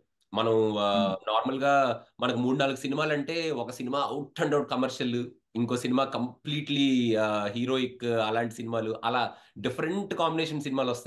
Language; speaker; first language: Telugu; native; Telugu